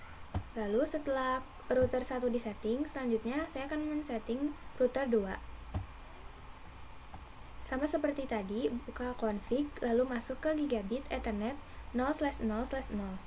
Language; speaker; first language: Indonesian; native; Indonesian